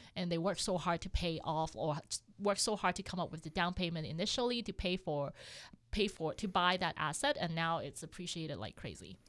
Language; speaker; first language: English; non-native, local second language; Cantonese